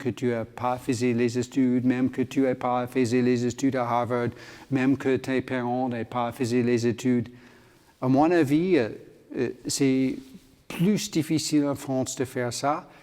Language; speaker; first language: French; non-native, learner; English